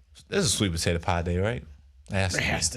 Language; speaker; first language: English; native; English